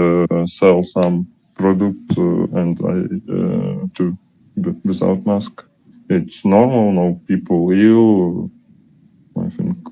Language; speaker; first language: English; non-native, learner; Russian